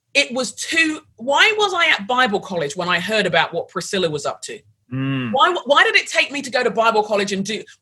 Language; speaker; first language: English; native; English